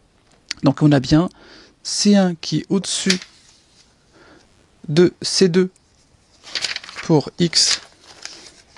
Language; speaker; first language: French; native; French